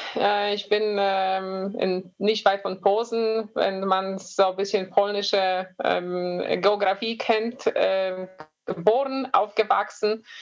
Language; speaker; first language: German; non-native, fluent; Polish